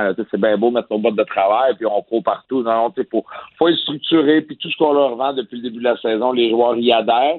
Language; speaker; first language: French; native; French